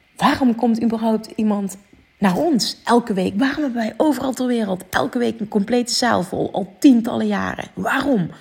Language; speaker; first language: Dutch; native; Dutch